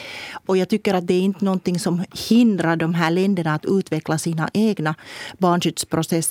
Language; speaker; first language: Swedish; non-native, local second language; Finnish